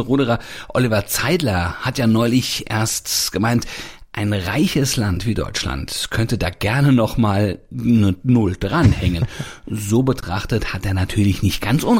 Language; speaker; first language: German; native; German